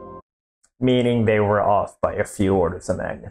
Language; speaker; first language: English; native; English